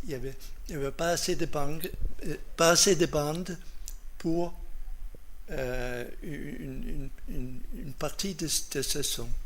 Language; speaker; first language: French; non-native, fluent; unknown